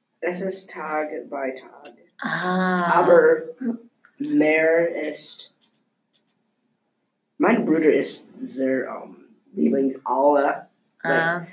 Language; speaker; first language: German; non-native, learner; English